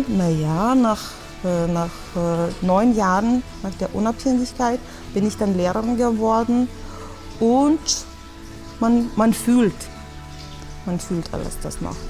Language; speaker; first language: German; non-native, fluent; Lithuanian